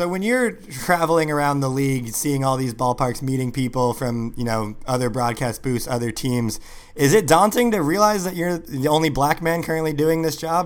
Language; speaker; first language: English; native; English